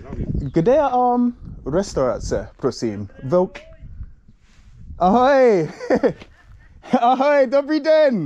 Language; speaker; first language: Czech; non-native, learner; English